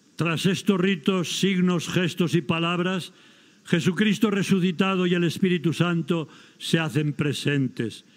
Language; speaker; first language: Spanish; native; Spanish